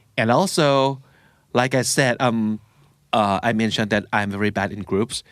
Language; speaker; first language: English; non-native, fluent; Thai